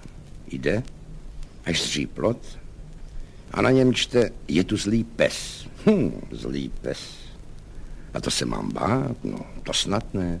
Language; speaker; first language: Czech; native; Czech